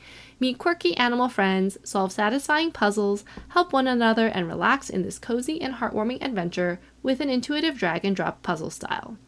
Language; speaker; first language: English; native; English